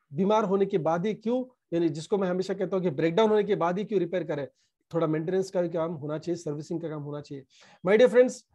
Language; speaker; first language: Hindi; non-native, local second language; Marathi